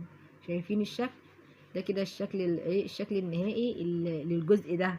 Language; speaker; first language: Arabic; native; Arabic